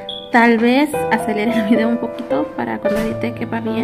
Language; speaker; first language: Spanish; early bilingual, heritage; Spanish